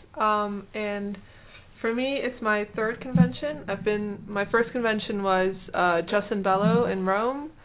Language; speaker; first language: English; non-native, fluent; Dutch